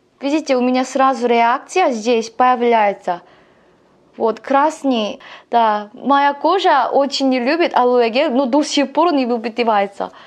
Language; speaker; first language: Russian; non-native, learner; Korean